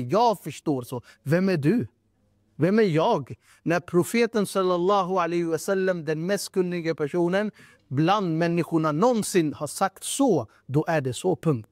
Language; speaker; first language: Swedish; non-native, fluent; Urdu